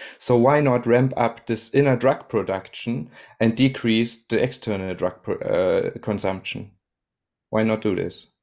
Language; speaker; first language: English; non-native, fluent; German